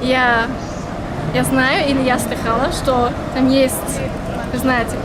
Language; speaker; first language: Russian; early bilingual, heritage; German